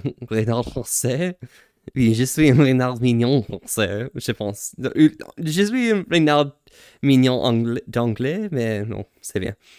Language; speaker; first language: French; non-native, learner; English